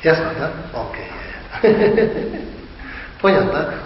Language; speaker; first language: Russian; non-native, learner; Tibetan